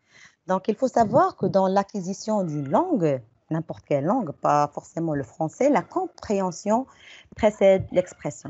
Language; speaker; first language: French; non-native, local second language; Arabic